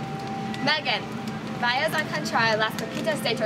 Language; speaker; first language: Spanish; non-native, learner; English